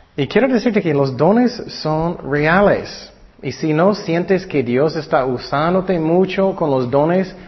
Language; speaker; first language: Spanish; non-native, fluent; English